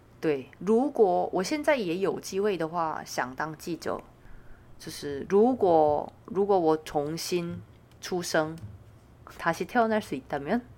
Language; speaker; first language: Chinese; non-native, fluent; Korean